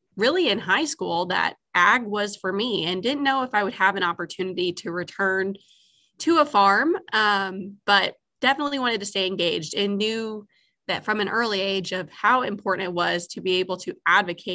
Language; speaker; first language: English; native; English